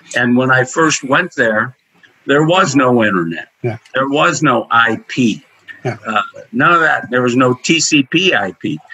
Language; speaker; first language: English; native; English